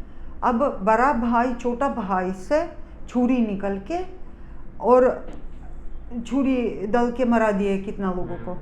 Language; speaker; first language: Hindi; non-native, fluent; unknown